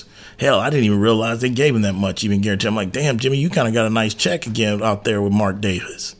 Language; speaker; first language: English; native; English